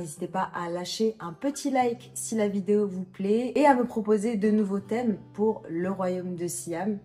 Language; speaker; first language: French; early bilingual, other home language; Arabic